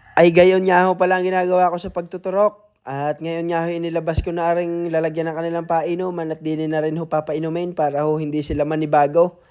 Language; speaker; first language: Filipino; native; Filipino